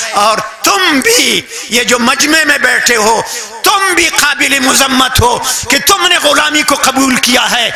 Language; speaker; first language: Urdu; non-native, local second language; Brahui